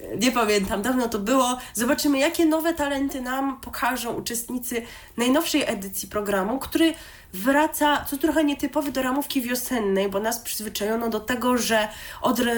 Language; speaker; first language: Polish; native; Polish